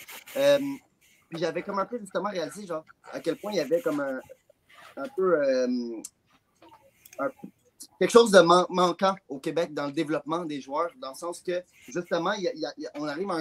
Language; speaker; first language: French; native; French